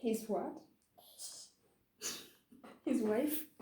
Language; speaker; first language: English; non-native, fluent; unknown